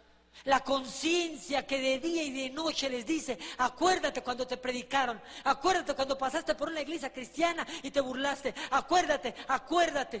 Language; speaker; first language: Spanish; native; Spanish